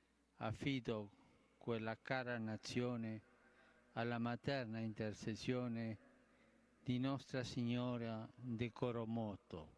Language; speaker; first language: Italian; non-native, fluent; Spanish